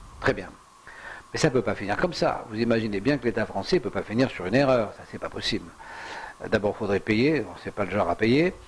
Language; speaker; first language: French; native; French